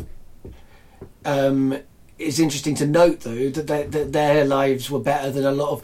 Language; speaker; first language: English; native; English